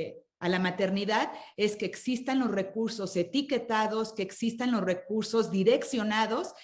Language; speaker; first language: Spanish; native; Spanish